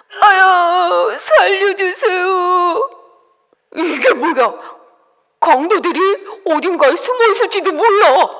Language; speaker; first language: Korean; native; Korean